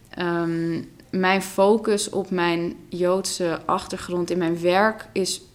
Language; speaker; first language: Dutch; non-native, local second language; Russian